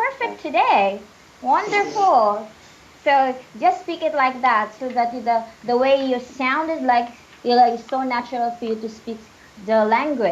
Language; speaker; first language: English; non-native, fluent; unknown